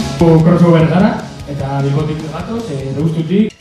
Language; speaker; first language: Basque; non-native, local second language; Spanish